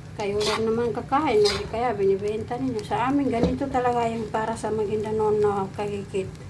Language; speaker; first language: Filipino; non-native, local second language; Maguindanaon